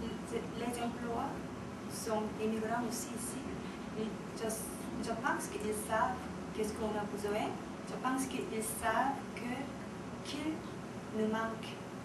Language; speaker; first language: French; non-native, fluent; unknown